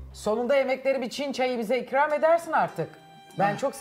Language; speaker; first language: Turkish; native; Turkish